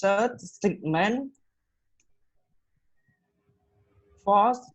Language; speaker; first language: English; non-native, learner; Khmer